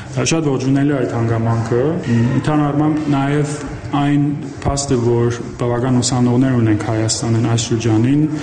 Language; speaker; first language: Armenian; early bilingual, heritage; Armenian